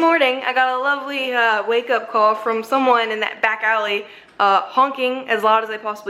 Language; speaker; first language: English; native; English